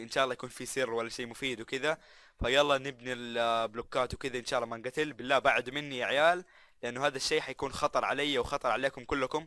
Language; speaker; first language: Arabic; native; Arabic